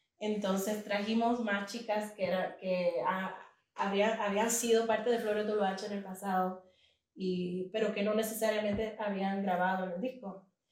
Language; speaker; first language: Spanish; native; Spanish